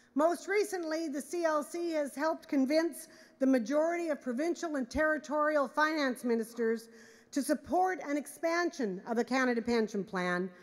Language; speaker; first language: English; native; English